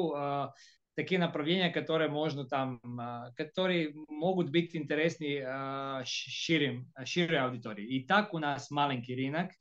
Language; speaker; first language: Russian; non-native, fluent; Croatian